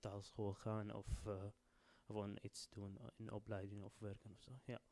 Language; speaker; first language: Dutch; non-native, learner; Arabic